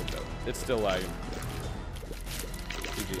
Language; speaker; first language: English; native; English